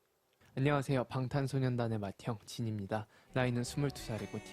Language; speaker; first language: Korean; native; Korean